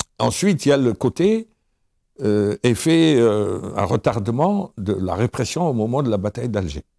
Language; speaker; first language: French; non-native, local second language; Arabic